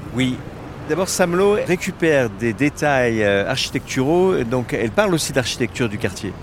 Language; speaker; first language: French; native; French